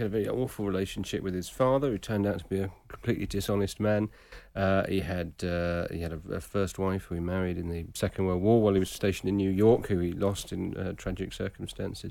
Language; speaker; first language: English; native; English